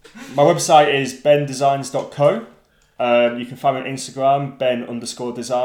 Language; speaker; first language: English; native; English